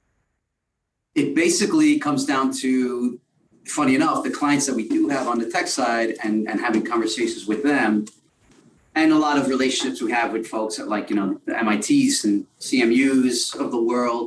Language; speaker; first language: English; native; English